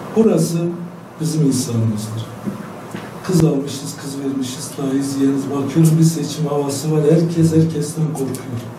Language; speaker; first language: Turkish; non-native, local second language; Kurdish